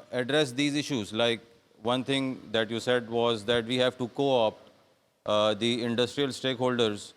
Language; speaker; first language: English; non-native, local second language; Urdu